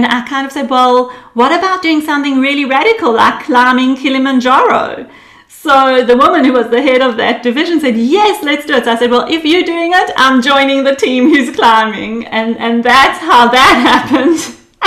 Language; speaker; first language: English; early bilingual, other home language; Hebrew